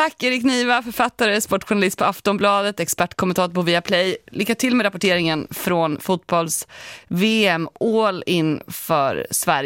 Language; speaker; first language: Swedish; native; Swedish